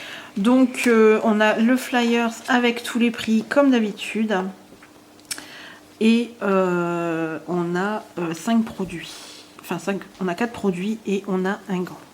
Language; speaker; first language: French; native; French